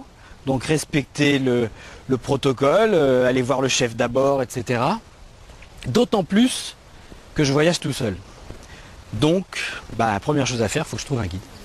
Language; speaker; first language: French; native; French